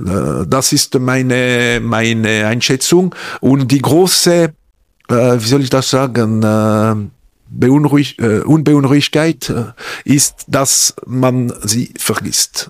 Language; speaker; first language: German; non-native, local second language; French